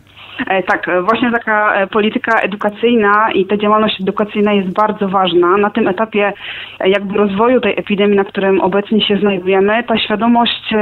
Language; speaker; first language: Polish; native; Polish